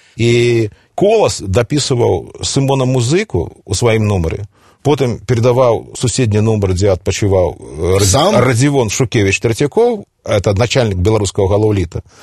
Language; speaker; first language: Belarusian; native; Belarusian